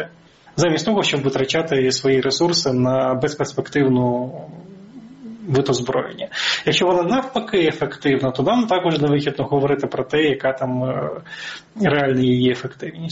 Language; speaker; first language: Ukrainian; native; Ukrainian